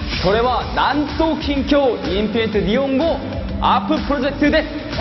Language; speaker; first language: Japanese; non-native, fluent; Korean